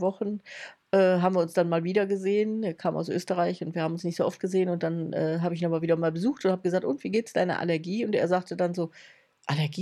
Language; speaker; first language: German; native; German